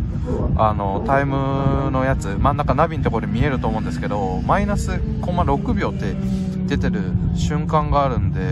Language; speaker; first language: Japanese; native; Japanese